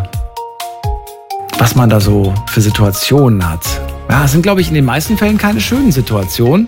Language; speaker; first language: German; native; German